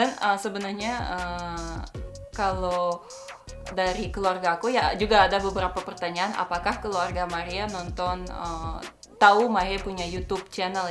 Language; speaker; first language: Indonesian; non-native, fluent; Russian